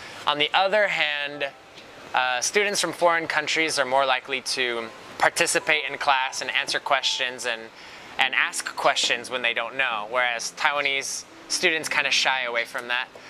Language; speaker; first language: English; native; English